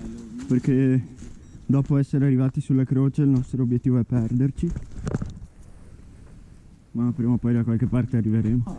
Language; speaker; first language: Italian; native; Italian